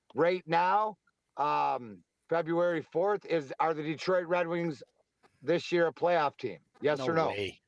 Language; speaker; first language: English; native; English